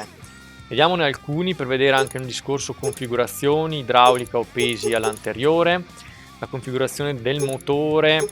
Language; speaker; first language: Italian; native; Italian